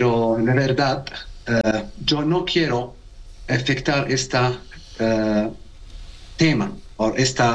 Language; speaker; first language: Spanish; non-native, learner; Arabic